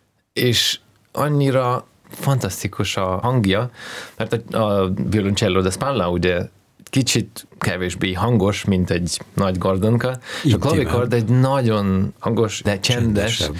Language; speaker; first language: Hungarian; non-native, learner; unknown